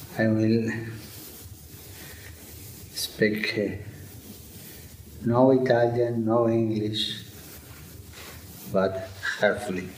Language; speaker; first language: English; non-native, learner; Spanish